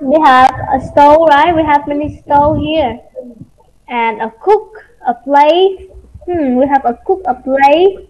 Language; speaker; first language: English; non-native, fluent; Vietnamese